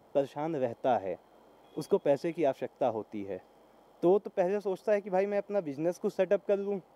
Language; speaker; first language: Hindi; native; Hindi